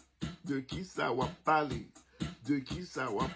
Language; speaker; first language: French; non-native, local second language; Haitian Creole